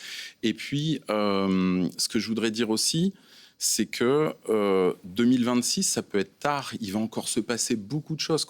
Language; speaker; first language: French; native; French